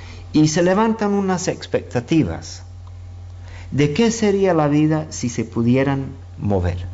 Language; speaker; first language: Spanish; non-native, fluent; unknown